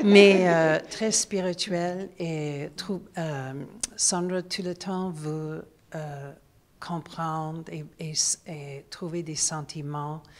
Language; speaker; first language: French; non-native, learner; English